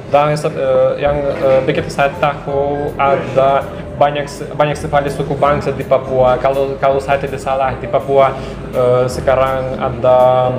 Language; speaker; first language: Indonesian; non-native, learner; Russian